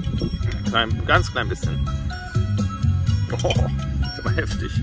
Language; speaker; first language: German; native; German